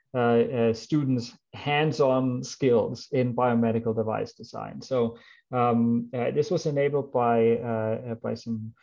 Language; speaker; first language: English; non-native, fluent; German